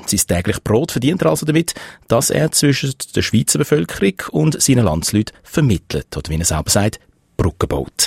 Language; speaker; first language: German; native; German